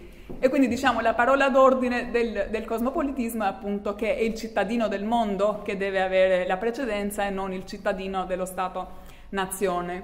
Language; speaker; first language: Italian; non-native, fluent; Albanian